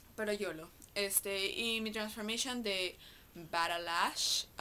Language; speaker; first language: Spanish; native; Spanish